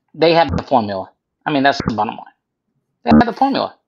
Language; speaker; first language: English; native; English